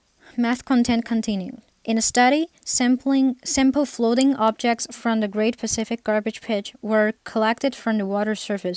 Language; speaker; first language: English; non-native, fluent; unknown